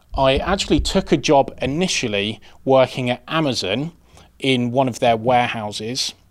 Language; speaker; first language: English; native; English